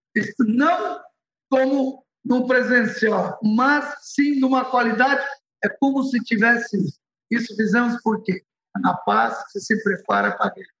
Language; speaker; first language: Portuguese; early bilingual, other home language; Arabic